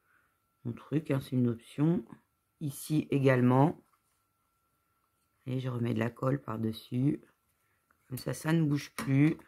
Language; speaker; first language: French; native; French